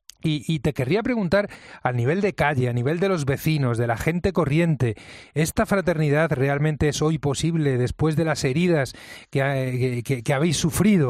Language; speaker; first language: Spanish; native; Spanish